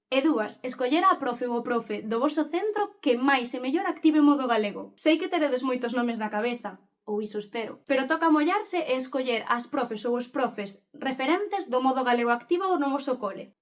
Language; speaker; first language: Galician; early bilingual, other home language; Spanish